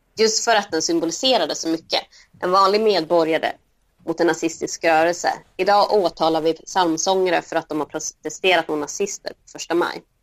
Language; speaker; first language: Swedish; early bilingual, other home language; Spanish